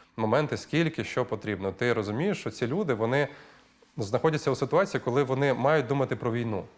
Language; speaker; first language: Ukrainian; native; Ukrainian